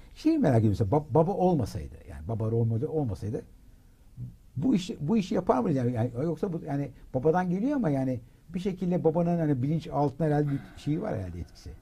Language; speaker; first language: Turkish; early bilingual, heritage; Turkish